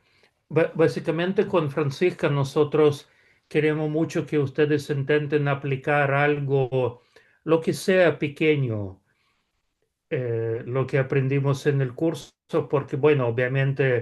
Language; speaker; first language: Spanish; non-native, fluent; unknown